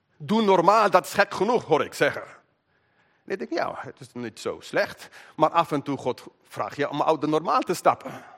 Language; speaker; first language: Dutch; non-native, fluent; English